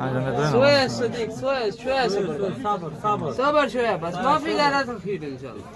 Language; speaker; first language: Arabic; non-native, learner; Punjabi